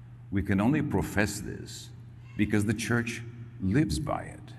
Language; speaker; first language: English; early bilingual, other home language; Spanish